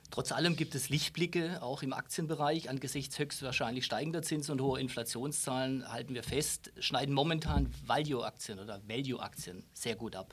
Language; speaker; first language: German; non-native, local second language; Luxembourgish